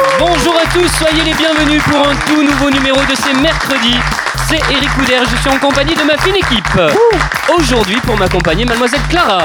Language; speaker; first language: French; native; French